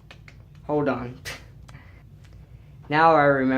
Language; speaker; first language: English; native; English